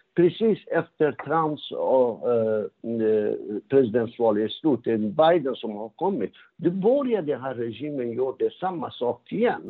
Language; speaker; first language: Swedish; non-native, fluent; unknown